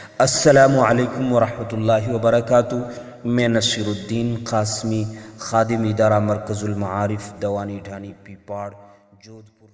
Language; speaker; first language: Urdu; native; Urdu